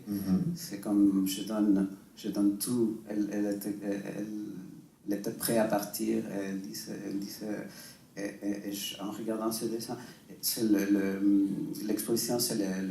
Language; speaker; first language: French; non-native, fluent; Spanish